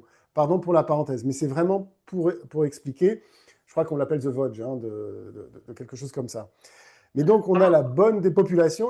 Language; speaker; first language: French; native; French